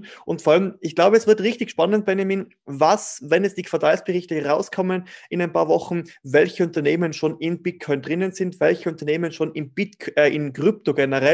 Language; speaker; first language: German; native; German